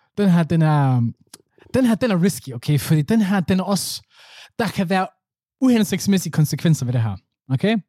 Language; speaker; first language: Danish; early bilingual, other home language; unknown